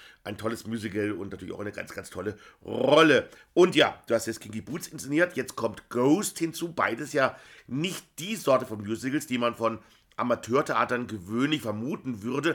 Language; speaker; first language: German; native; German